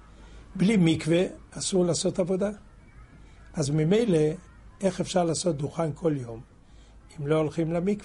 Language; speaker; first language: Hebrew; non-native, fluent; French